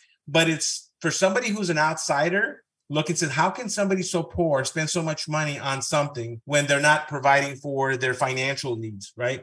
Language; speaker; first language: English; early bilingual, other home language; Spanish